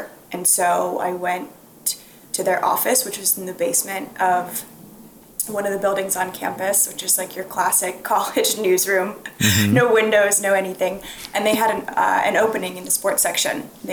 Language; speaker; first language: English; native; English